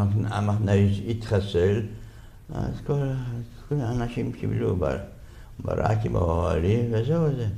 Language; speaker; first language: Hebrew; non-native, fluent; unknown